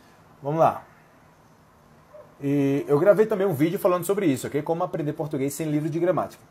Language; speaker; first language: Portuguese; native; Portuguese